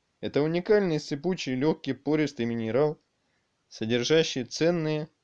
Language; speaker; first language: Russian; native; Russian